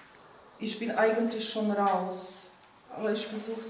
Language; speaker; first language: German; non-native, fluent; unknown